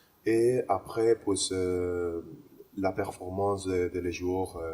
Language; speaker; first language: French; non-native, learner; Spanish